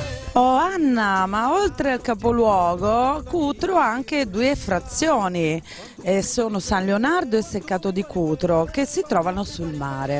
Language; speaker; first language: Italian; native; Italian